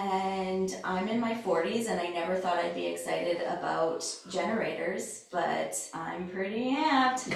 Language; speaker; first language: English; native; English